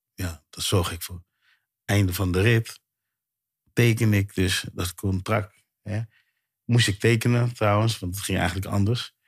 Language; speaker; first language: Dutch; early bilingual, other home language; Sranan Tongo